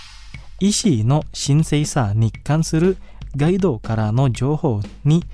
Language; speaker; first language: Japanese; non-native, fluent; Indonesian